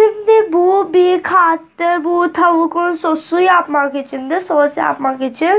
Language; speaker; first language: Turkish; non-native, learner; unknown